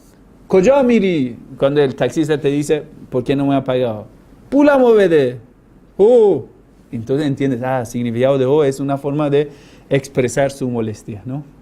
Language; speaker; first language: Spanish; non-native, fluent; Persian